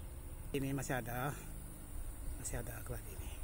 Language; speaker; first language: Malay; non-native, local second language; Iban